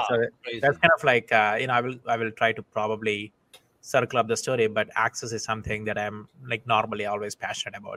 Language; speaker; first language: English; non-native, local second language; Telugu